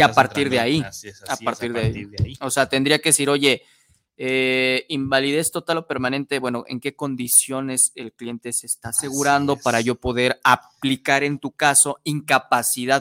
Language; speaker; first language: Spanish; native; Spanish